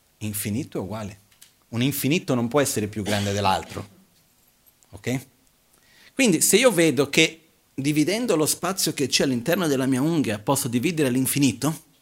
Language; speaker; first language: Italian; non-native, fluent; Portuguese